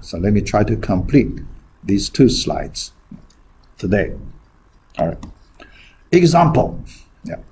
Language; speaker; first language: English; non-native, fluent; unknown